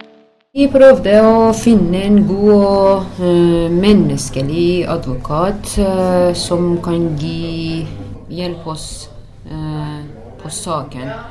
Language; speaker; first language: Norwegian; non-native, learner; Persian